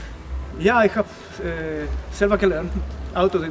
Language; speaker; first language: German; non-native, learner; Spanish